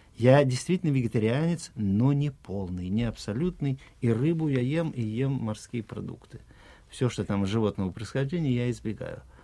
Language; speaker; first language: Russian; native; Russian